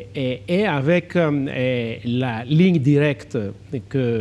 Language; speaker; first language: French; non-native, fluent; Greek